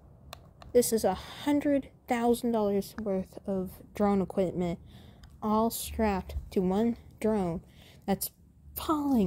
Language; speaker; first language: English; native; English